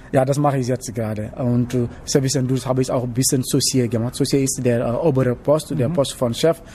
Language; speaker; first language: German; non-native, learner; Wolof